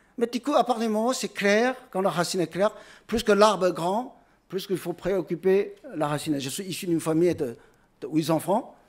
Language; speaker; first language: French; non-native, fluent; Chinese